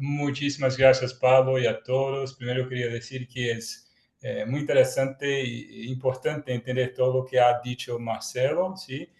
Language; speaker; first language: Spanish; non-native, fluent; Portuguese